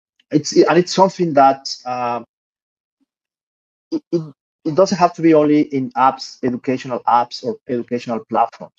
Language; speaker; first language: English; non-native, fluent; Spanish